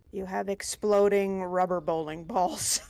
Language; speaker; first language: English; native; English